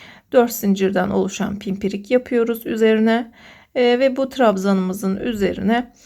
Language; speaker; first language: Turkish; native; Turkish